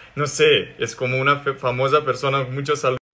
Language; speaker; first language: Spanish; non-native, learner; Serbian